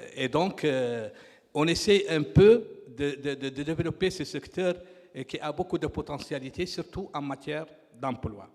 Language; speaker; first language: French; non-native, local second language; Arabic